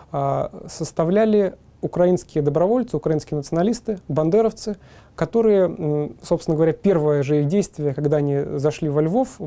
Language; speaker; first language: Russian; native; Russian